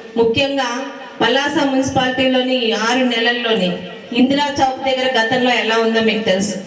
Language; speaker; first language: Telugu; native; Telugu